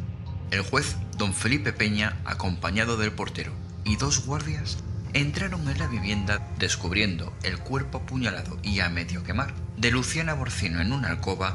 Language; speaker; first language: Spanish; native; Spanish